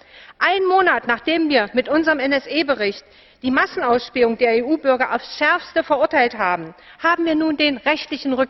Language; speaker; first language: German; native; German